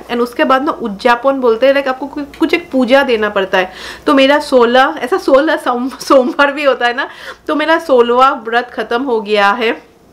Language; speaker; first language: Hindi; non-native, local second language; Bangla